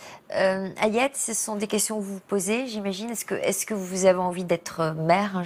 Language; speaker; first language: French; native; French